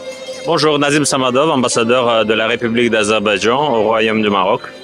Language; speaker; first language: French; non-native, fluent; Azerbaijani